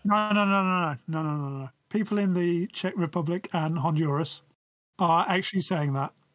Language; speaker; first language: English; native; English